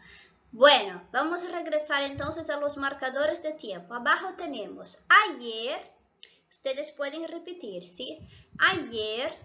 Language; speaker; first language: Spanish; non-native, fluent; Portuguese